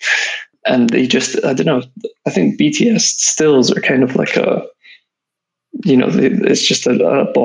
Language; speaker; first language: English; native; English